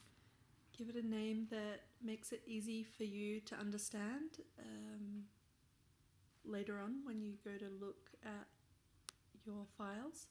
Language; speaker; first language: English; native; English